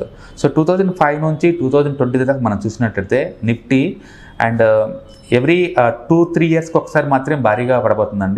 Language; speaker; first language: Telugu; native; Telugu